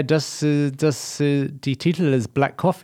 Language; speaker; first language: German; non-native, learner; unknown